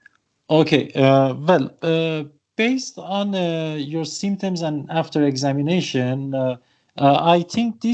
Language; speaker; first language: English; non-native, learner; Persian